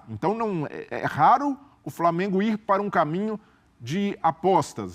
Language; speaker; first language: Portuguese; native; Portuguese